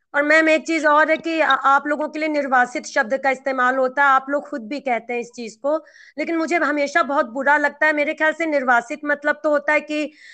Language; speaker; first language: Hindi; native; Hindi